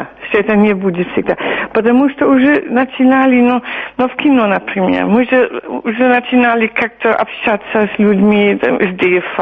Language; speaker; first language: Russian; non-native, fluent; German